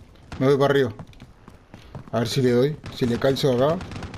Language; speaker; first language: Spanish; native; Spanish